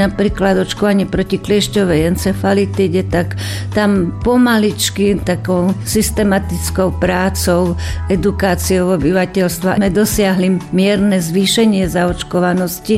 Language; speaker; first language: Slovak; native; Slovak